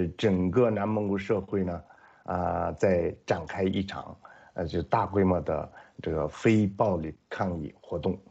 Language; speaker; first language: Chinese; non-native, local second language; Mongolian